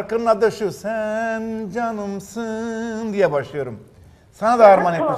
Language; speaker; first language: Turkish; native; Turkish